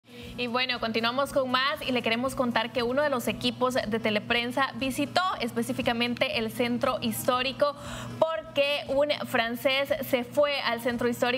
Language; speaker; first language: Spanish; native; Spanish